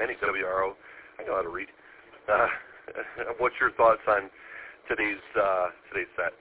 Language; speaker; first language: English; native; English